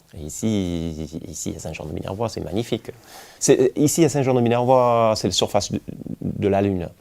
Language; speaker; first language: French; non-native, fluent; English